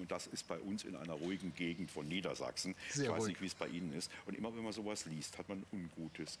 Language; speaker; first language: German; native; German